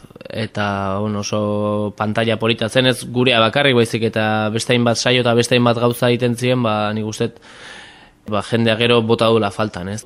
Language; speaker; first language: Basque; native; Basque